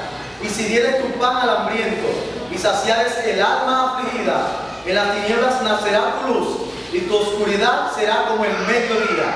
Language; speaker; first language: Spanish; native; Spanish